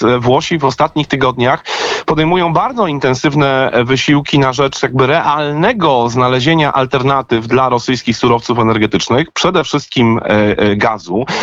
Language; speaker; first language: Polish; native; Polish